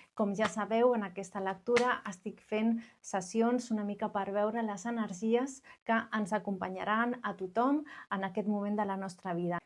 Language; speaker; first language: Catalan; non-native, local second language; Spanish